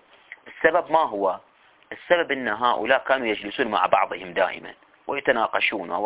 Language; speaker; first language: Arabic; native; Arabic